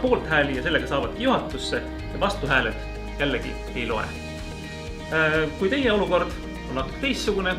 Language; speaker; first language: Estonian; native; Estonian